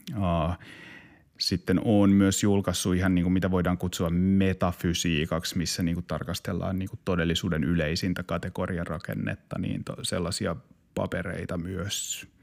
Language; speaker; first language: Finnish; native; Finnish